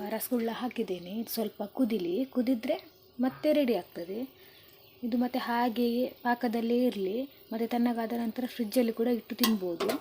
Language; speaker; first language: Kannada; non-native, local second language; Tulu